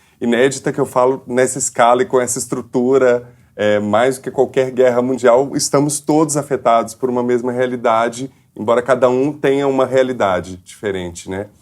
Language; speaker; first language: Portuguese; native; Portuguese